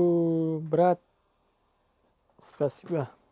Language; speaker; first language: Russian; non-native, local second language; Tajik